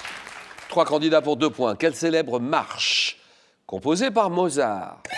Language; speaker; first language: French; native; French